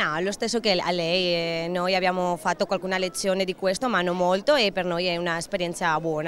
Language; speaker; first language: Italian; non-native, learner; Spanish